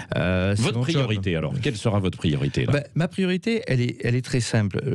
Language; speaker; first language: French; native; French